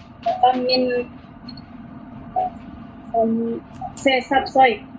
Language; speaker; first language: Cantonese; non-native, learner; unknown